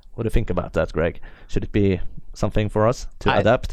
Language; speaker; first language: English; non-native, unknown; Swedish